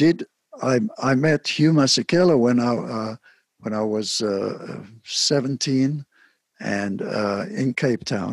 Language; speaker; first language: English; native; English